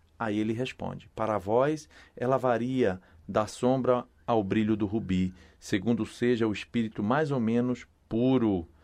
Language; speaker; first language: Portuguese; native; Portuguese